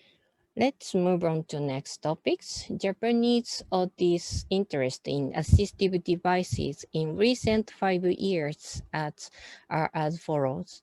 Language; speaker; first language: English; non-native, learner; Japanese